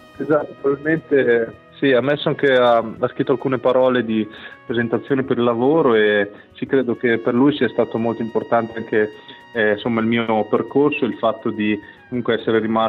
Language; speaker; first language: Italian; native; Italian